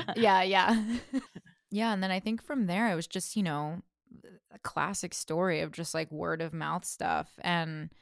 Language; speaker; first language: English; native; English